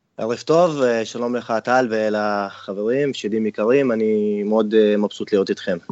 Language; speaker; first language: Hebrew; non-native, local second language; Arabic